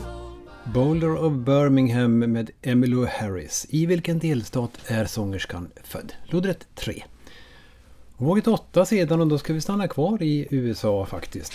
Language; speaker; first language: Swedish; native; Swedish